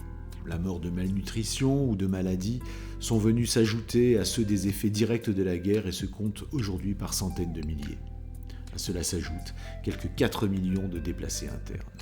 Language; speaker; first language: French; native; French